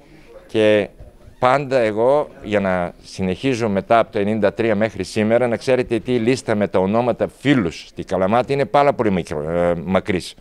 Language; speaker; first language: Greek; non-native, fluent; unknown